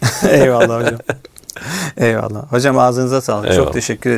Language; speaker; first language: Turkish; native; Turkish